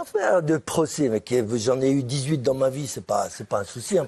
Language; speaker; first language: French; native; French